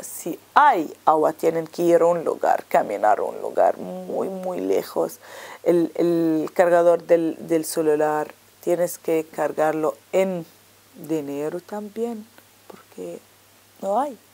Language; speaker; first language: Spanish; non-native, learner; Arabic